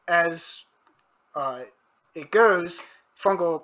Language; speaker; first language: English; native; English